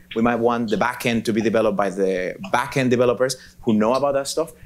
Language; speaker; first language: English; non-native, fluent; Spanish